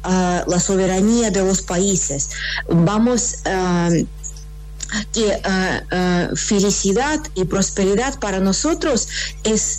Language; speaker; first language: Spanish; non-native, fluent; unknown